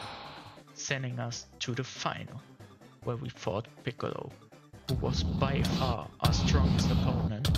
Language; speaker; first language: English; non-native, fluent; German